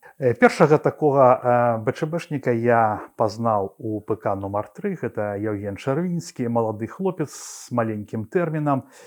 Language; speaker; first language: Belarusian; non-native, local second language; Russian